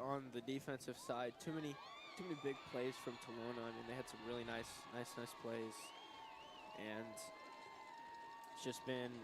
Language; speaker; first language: English; native; English